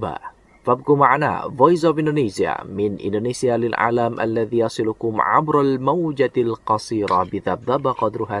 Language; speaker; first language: Arabic; non-native, fluent; Indonesian